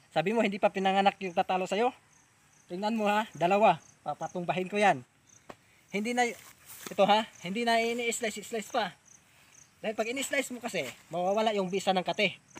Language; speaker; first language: Filipino; non-native, local second language; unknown